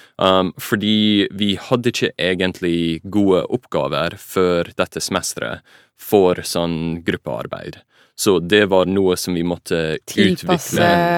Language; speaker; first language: Norwegian; non-native, fluent; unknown